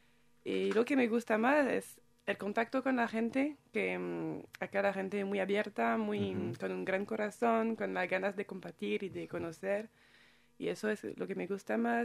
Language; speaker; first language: Spanish; non-native, fluent; French